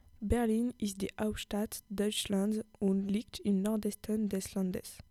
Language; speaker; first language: German; non-native, learner; French